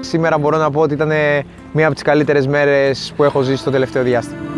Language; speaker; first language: Greek; native; Greek